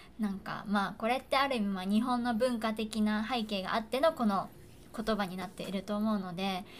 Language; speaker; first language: Japanese; native; Japanese